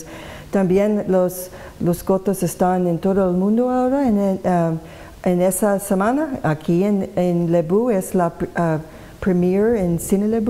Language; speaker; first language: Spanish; non-native, learner; English